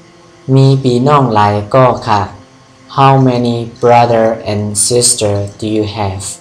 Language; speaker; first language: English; non-native, learner; Shan